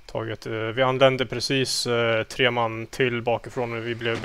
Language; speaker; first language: Swedish; native; Swedish